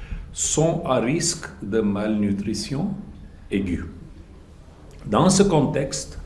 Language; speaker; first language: French; non-native, fluent; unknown